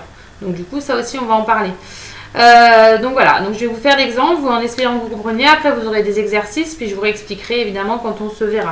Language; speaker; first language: French; native; French